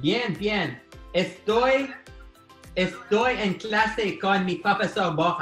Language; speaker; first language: Spanish; non-native, learner; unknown